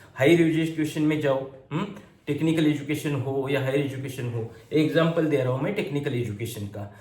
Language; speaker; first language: Hindi; non-native, local second language; Marathi